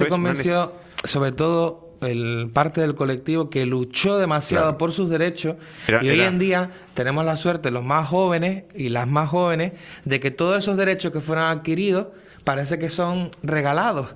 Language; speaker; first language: Spanish; native; Spanish